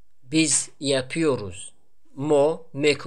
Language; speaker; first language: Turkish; non-native, fluent; Tajik